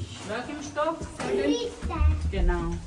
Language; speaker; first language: German; non-native, learner; Tibetan